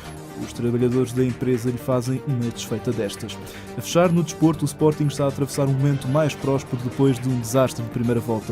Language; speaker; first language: Portuguese; native; Portuguese